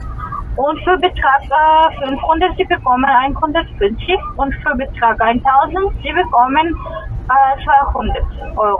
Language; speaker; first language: German; non-native, learner; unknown